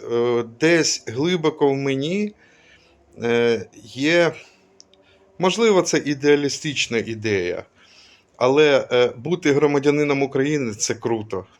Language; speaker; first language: Ukrainian; non-native, local second language; Russian